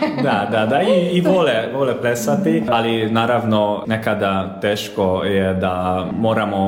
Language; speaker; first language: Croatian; non-native, local second language; Hungarian